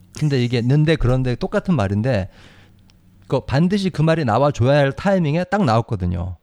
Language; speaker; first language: Korean; native; Korean